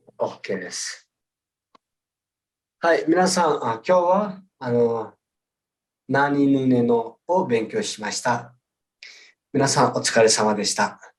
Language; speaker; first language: Japanese; non-native, fluent; Nepali